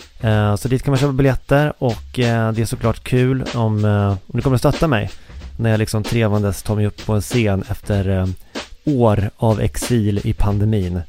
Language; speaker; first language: Swedish; native; Swedish